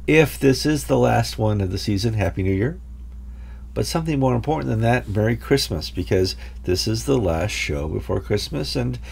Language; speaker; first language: English; native; English